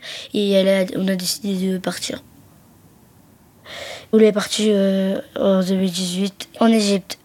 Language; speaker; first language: French; early bilingual, other home language; Arabic